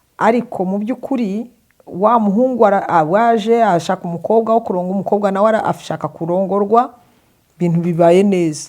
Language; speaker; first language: Kinyarwanda; early bilingual, heritage; Kinyarwanda